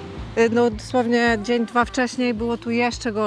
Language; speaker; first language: Polish; native; Polish